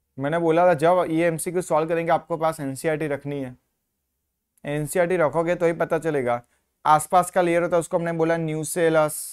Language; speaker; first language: Hindi; non-native, local second language; Gujarati